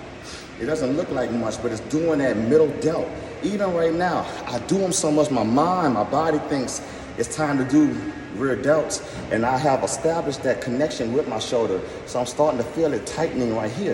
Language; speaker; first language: English; native; English